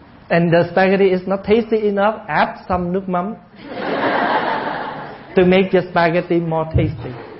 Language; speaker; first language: English; early bilingual, other home language; Vietnamese